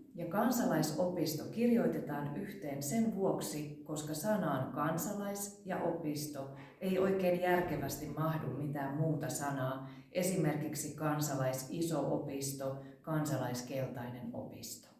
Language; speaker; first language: Finnish; native; Finnish